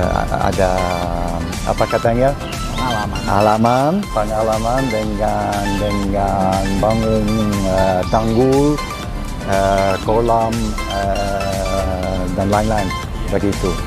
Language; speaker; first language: Indonesian; non-native, learner; Dutch